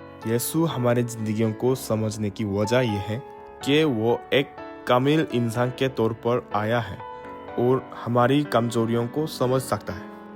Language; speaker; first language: Urdu; non-native, learner; Korean